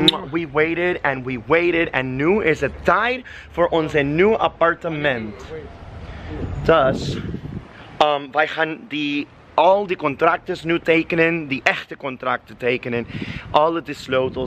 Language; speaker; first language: Dutch; non-native, learner; English